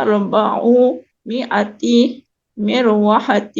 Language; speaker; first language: Arabic; non-native, learner; Indonesian